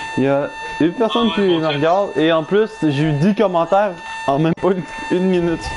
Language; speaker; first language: French; native; French